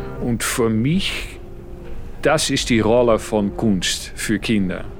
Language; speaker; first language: German; non-native, fluent; Dutch